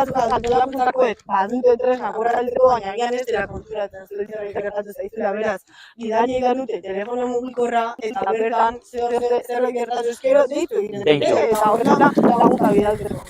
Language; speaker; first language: Basque; native; Basque